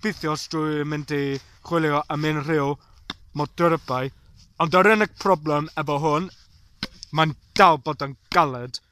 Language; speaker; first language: Welsh; non-native, learner; English